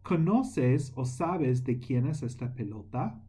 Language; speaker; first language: Spanish; non-native, fluent; English